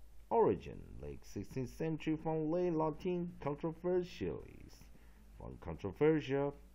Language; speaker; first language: English; non-native, fluent; Chinese